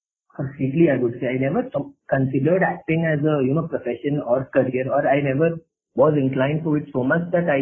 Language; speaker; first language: English; non-native, local second language; Malayalam